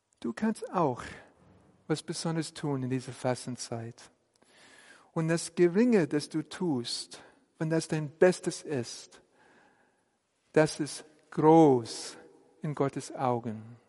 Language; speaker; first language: German; non-native, fluent; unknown